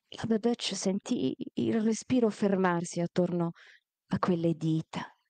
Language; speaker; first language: Italian; early bilingual, other home language; Amharic